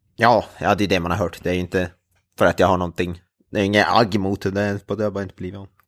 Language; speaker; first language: Swedish; native; Swedish